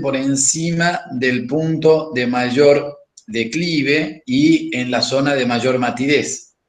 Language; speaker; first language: Spanish; native; Spanish